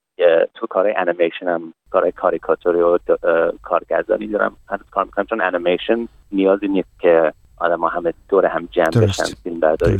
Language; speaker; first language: Persian; early bilingual, heritage; Persian